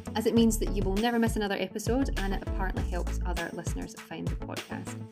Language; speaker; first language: English; native; English